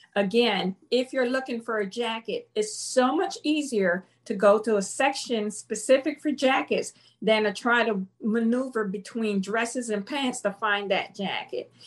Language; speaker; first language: English; non-native, fluent; Spanish